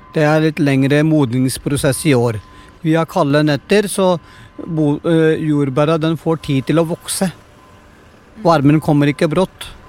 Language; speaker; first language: Norwegian; non-native, fluent; Punjabi